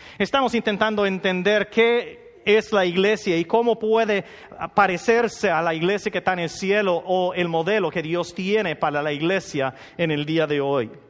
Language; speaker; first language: Spanish; non-native, fluent; English